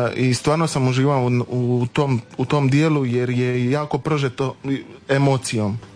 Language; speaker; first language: Serbian; native; Serbian